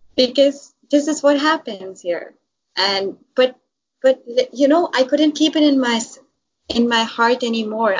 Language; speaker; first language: English; non-native, local second language; Urdu